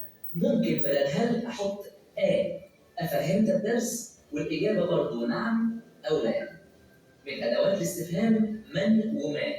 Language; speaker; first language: Arabic; native; Arabic